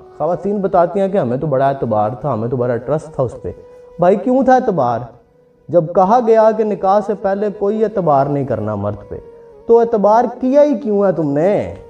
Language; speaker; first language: Urdu; non-native, local second language; Punjabi